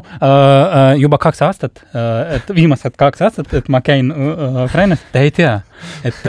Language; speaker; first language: Estonian; non-native, local second language; Russian